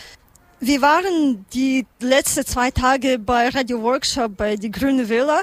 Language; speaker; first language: German; non-native, learner; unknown